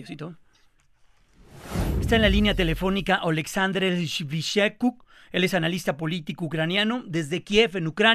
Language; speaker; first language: Spanish; native; Spanish